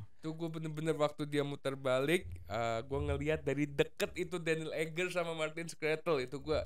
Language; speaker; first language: Indonesian; native; Indonesian